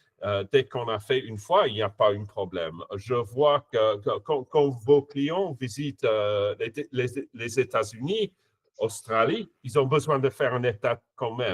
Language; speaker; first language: French; non-native, fluent; English